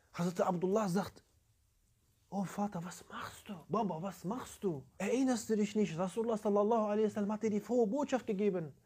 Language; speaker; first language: German; early bilingual, other home language; Turkish